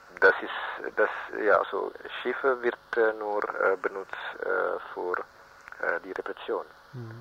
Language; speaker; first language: German; non-native, learner; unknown